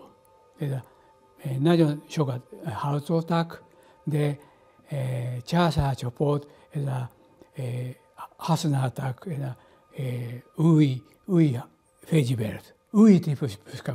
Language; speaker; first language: Hungarian; non-native, learner; Japanese